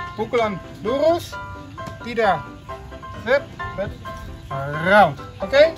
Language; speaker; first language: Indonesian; non-native, learner; Dutch